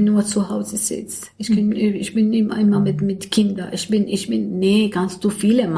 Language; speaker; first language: German; non-native, learner; Arabic